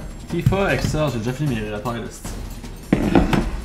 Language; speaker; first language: French; native; French